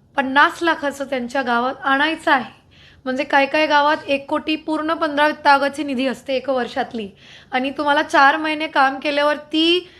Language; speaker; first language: Marathi; non-native, fluent; Hindi